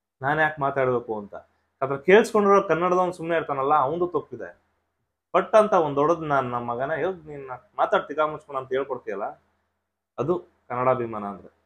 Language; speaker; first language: Kannada; non-native, local second language; Telugu